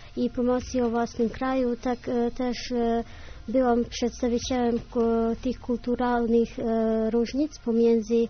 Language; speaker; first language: Polish; non-native, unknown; Serbian